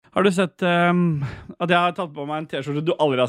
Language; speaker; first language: Norwegian; native; Norwegian